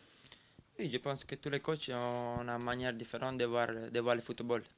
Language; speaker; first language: French; non-native, fluent; Italian